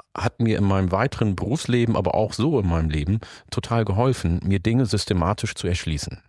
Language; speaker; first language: German; non-native, fluent; Oromo